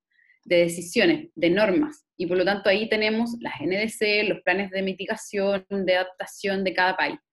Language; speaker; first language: Spanish; native; Spanish